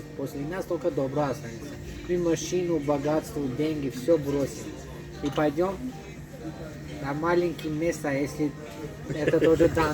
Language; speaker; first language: Russian; non-native, learner; Tajik